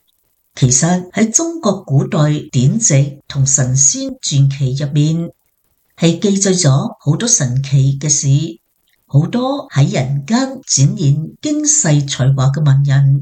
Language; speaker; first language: Chinese; native; Chinese